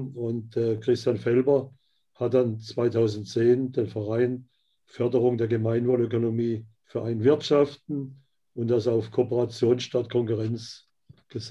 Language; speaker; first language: German; native; German